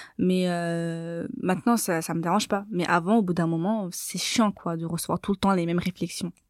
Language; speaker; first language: French; native; French